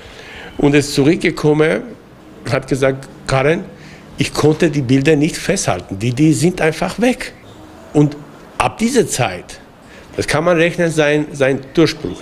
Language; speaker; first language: German; non-native, fluent; Armenian